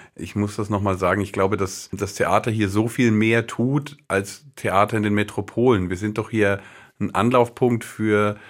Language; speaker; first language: German; native; German